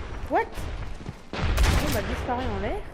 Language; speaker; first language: French; native; French